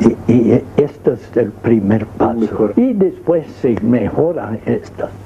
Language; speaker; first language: Spanish; non-native, fluent; English